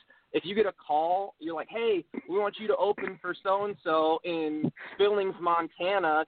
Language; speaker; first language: English; native; English